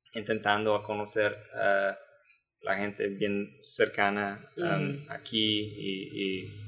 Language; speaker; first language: Spanish; non-native, learner; English